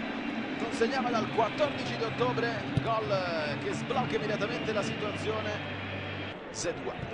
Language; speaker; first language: Italian; native; Italian